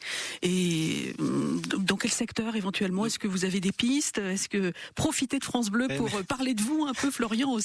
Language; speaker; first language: French; native; French